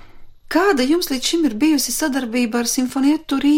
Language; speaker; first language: Latvian; native; Latvian